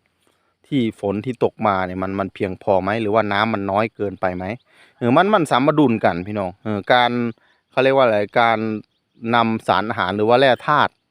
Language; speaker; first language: Thai; non-native, local second language; Northeastern Thai